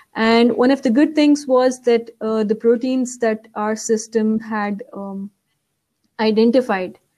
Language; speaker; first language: English; non-native, local second language; Urdu